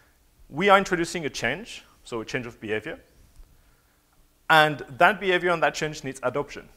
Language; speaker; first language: English; non-native, fluent; French